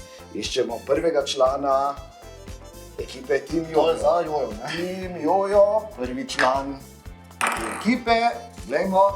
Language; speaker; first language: Slovenian; native; Slovenian